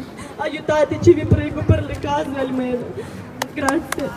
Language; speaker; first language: Italian; non-native, fluent; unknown